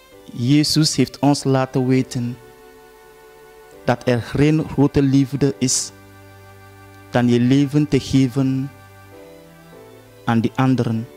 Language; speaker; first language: Dutch; non-native, fluent; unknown